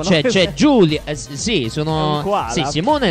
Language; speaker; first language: Italian; native; Italian